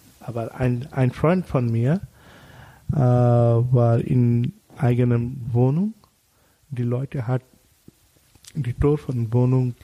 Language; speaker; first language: German; non-native, learner; Bangla